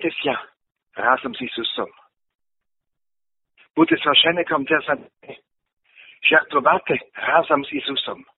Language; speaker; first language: Ukrainian; non-native, learner; German